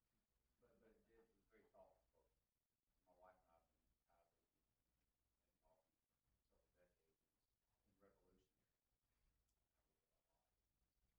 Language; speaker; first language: English; native; English